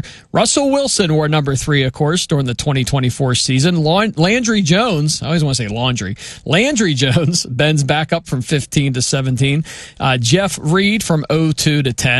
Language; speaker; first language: English; native; English